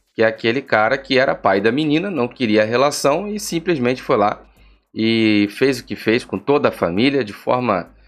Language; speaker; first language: Portuguese; native; Portuguese